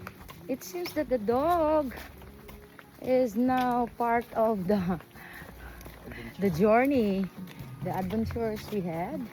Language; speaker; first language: English; non-native, local second language; Cebuano